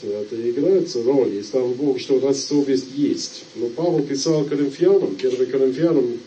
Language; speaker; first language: Russian; non-native, fluent; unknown